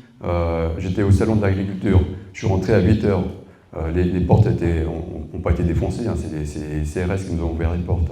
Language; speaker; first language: French; native; French